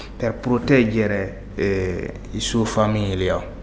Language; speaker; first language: Italian; non-native, learner; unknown